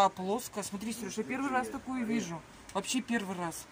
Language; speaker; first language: Russian; native; Russian